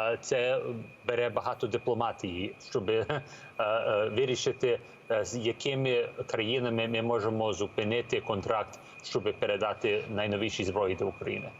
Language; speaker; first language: Ukrainian; early bilingual, heritage; Ukrainian